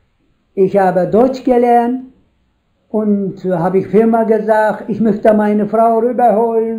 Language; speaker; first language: German; non-native, learner; Turkish